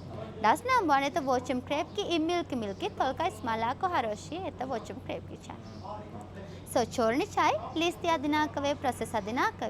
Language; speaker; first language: Russian; non-native, learner; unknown